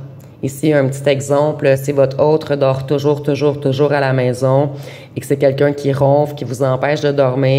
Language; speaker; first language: French; native; French